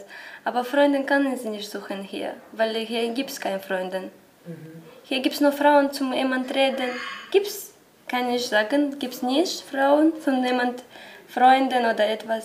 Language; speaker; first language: German; non-native, learner; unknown